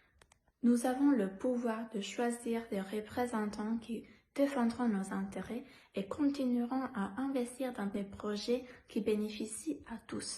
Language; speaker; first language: French; native; French